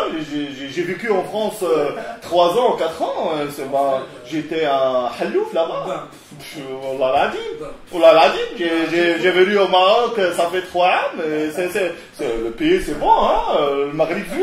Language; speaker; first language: French; non-native, local second language; Arabic